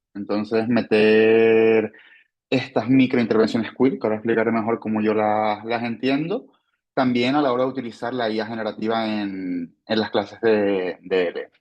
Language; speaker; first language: Spanish; native; Spanish